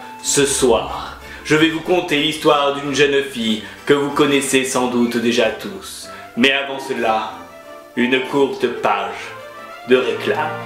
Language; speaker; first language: French; native; French